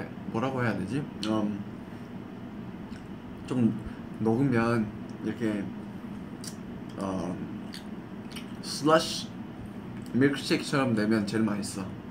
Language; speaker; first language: Korean; non-native, fluent; English